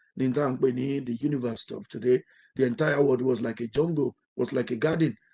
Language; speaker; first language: English; non-native, local second language; Yoruba